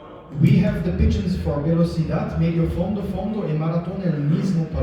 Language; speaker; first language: Spanish; non-native, learner; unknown